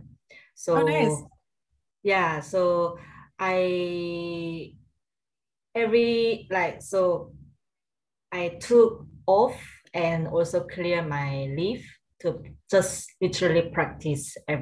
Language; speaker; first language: English; non-native, learner; Korean